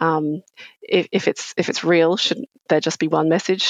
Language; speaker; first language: English; native; English